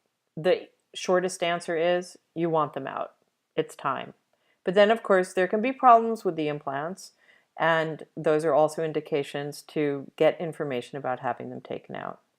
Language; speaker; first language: English; native; English